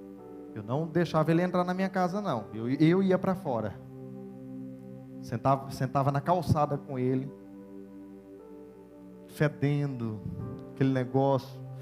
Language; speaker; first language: Portuguese; native; Portuguese